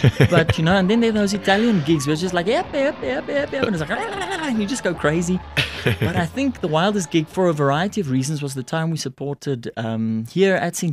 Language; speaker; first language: English; non-native, local second language; Afrikaans